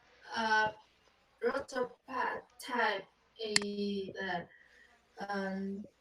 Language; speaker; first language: English; non-native, learner; Vietnamese